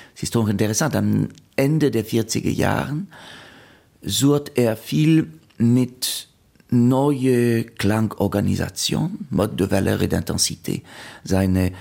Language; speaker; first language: German; non-native, fluent; French